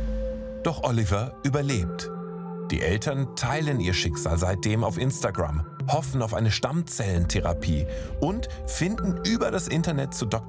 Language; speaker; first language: German; native; German